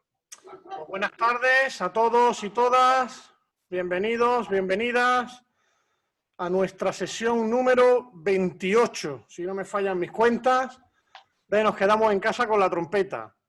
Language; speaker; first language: Spanish; native; Spanish